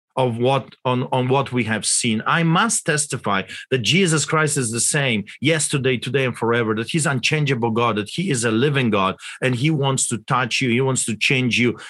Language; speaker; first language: English; non-native, fluent; Polish